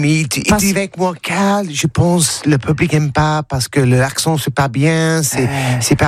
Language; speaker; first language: French; non-native, learner; English